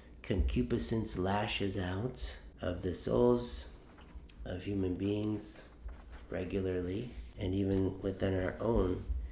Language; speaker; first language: English; native; English